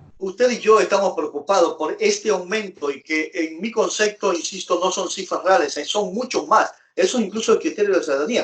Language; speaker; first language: Spanish; native; Spanish